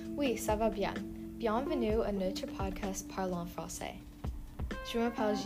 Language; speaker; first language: French; non-native, learner; English